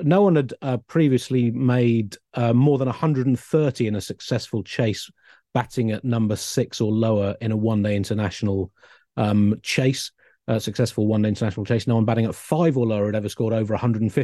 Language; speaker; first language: English; native; English